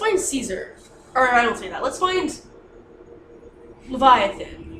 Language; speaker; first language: English; native; English